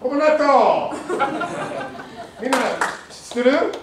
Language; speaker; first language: Japanese; non-native, learner; English